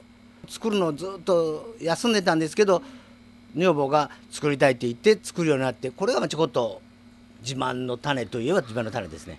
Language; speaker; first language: Japanese; native; Japanese